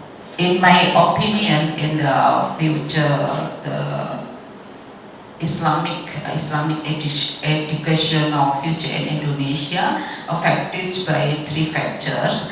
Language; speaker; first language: English; non-native, learner; Indonesian